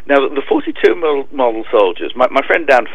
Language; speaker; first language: English; native; English